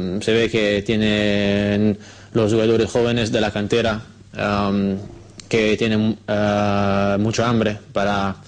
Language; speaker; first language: Spanish; non-native, fluent; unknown